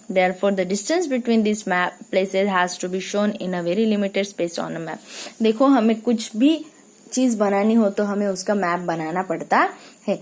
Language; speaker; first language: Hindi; non-native, local second language; Marathi